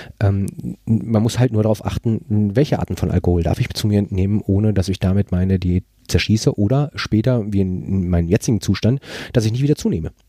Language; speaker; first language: German; non-native, fluent; Spanish